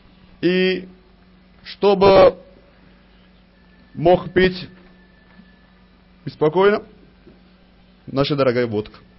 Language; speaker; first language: Russian; non-native, learner; Italian